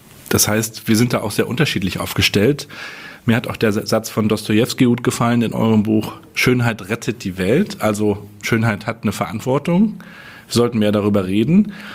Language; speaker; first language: German; native; German